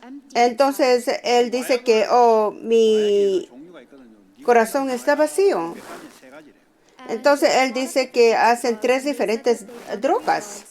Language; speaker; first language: Spanish; non-native, fluent; Korean